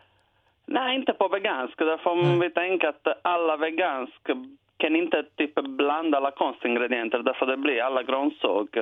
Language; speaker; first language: Swedish; non-native, learner; Italian